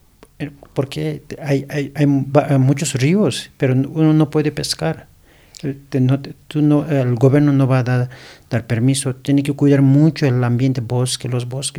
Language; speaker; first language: Spanish; non-native, learner; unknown